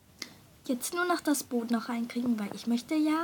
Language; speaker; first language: German; native; German